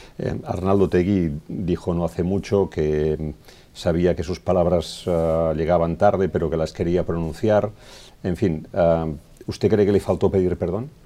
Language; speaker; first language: Spanish; non-native, local second language; Catalan